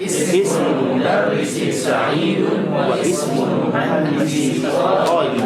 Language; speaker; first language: Arabic; non-native, learner; Indonesian